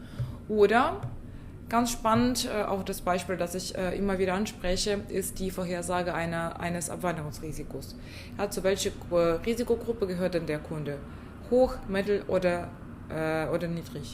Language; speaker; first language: German; non-native, fluent; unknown